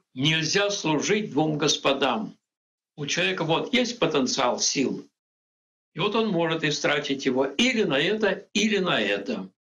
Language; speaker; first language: Russian; native; Russian